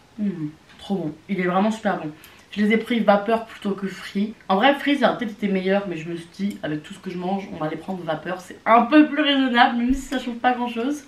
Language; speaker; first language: French; native; French